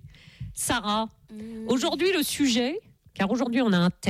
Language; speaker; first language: French; native; French